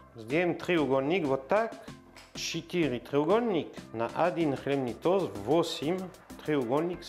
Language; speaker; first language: Russian; non-native, learner; French